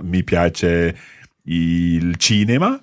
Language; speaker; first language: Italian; non-native, fluent; English